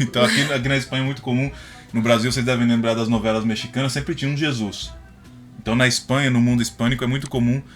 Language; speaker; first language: Portuguese; native; Portuguese